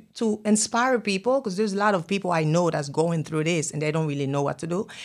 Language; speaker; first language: English; non-native, fluent; Haitian Creole